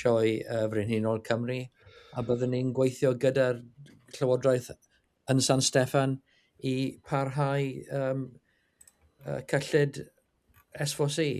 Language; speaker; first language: Welsh; non-native, learner; English